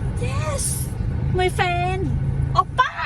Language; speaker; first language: English; non-native, learner; Thai